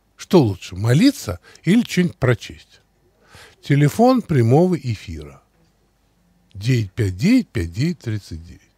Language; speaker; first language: Russian; native; Russian